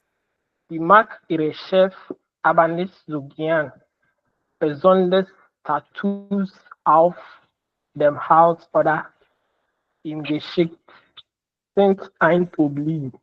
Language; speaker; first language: German; non-native, learner; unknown